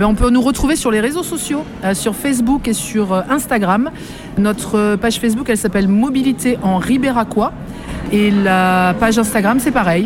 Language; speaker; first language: French; native; French